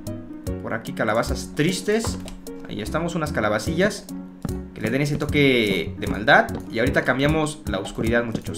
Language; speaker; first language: Spanish; native; Spanish